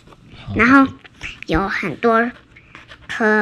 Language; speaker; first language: Chinese; native; Chinese